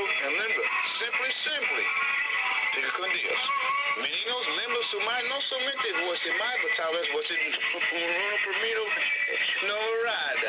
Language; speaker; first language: Portuguese; non-native, learner; English